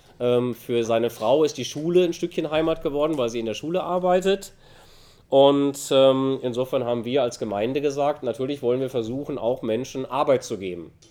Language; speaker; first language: German; native; German